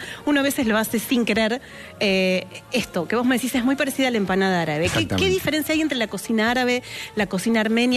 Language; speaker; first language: Spanish; native; Spanish